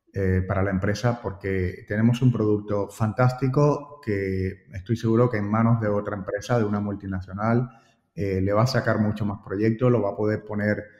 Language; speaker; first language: Spanish; native; Spanish